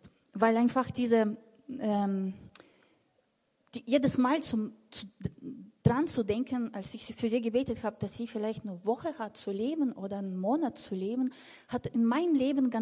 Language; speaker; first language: German; non-native, fluent; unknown